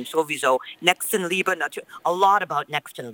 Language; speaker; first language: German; non-native, fluent; English